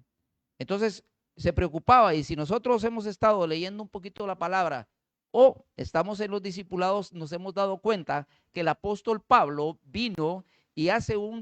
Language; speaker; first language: Spanish; native; Spanish